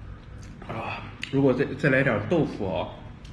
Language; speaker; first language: Chinese; native; Chinese